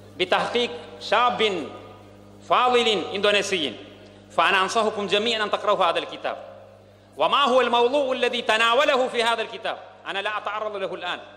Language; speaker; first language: Arabic; non-native, fluent; Malayalam